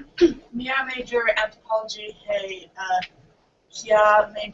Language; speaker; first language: Hindi; non-native, learner; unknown